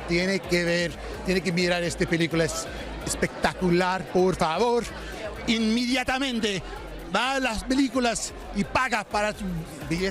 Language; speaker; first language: Spanish; non-native, learner; English